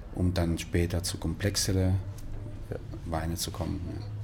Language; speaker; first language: German; non-native, fluent; Italian